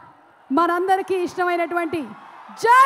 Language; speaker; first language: Telugu; native; Telugu